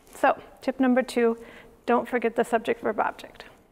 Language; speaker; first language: English; native; English